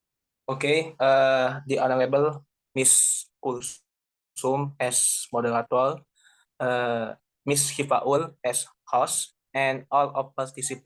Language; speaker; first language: English; non-native, learner; Indonesian